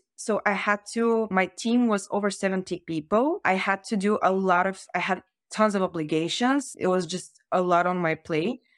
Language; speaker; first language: English; non-native, fluent; Bulgarian